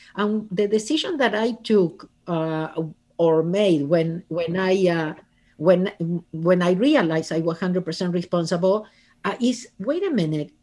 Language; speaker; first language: English; non-native, fluent; Spanish